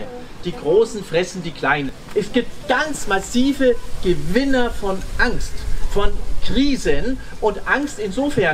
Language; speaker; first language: German; native; German